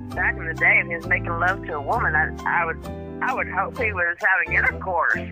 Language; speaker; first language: English; native; English